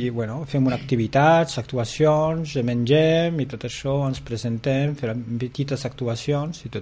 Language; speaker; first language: Catalan; non-native, fluent; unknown